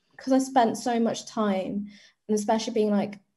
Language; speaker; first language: English; native; English